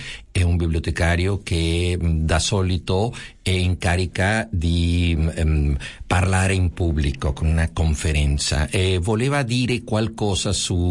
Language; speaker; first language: Italian; non-native, fluent; Spanish